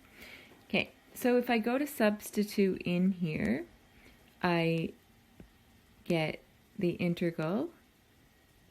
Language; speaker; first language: English; native; English